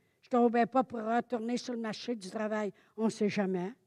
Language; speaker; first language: French; native; French